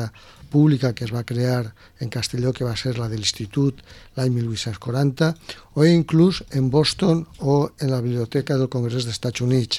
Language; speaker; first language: Catalan; native; Catalan